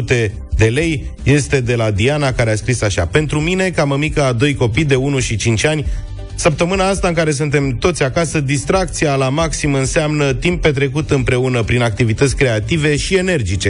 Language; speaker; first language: Romanian; native; Romanian